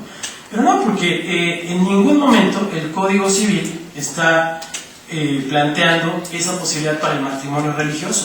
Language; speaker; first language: Spanish; native; Spanish